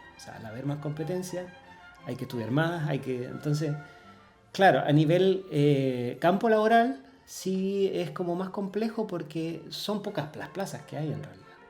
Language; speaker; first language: Spanish; native; Spanish